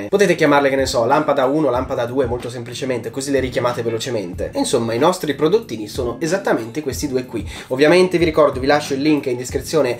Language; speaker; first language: Italian; native; Italian